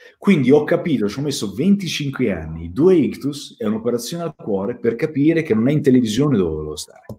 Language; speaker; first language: Italian; early bilingual, heritage; Italian